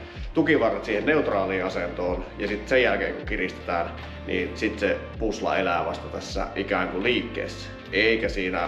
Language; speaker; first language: Finnish; native; Finnish